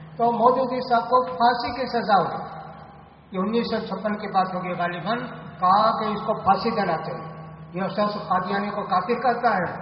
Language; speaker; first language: Urdu; native; Urdu